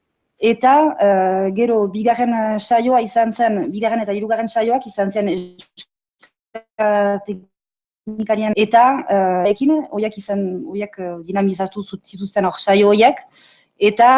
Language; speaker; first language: Basque; native; Basque